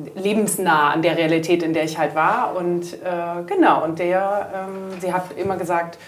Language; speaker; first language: German; native; German